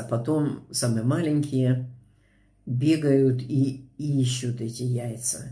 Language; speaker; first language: Russian; native; Russian